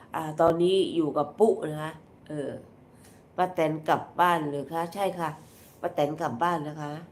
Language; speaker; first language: Thai; native; Thai